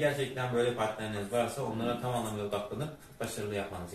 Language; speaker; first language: Turkish; native; Turkish